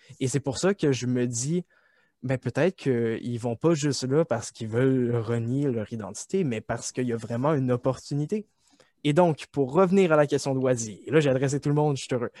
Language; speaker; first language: French; native; French